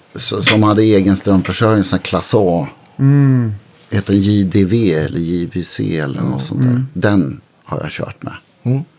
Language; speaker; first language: Swedish; native; Swedish